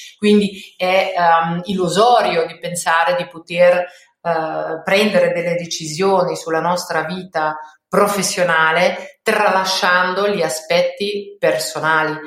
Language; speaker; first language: Italian; non-native, fluent; German